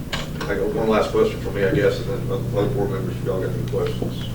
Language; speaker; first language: English; native; English